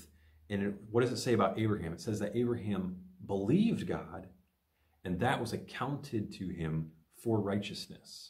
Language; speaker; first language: English; native; English